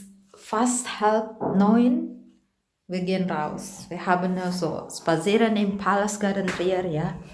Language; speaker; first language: German; non-native, learner; Indonesian